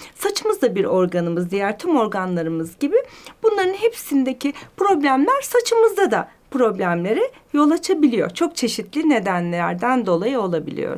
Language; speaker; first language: Turkish; native; Turkish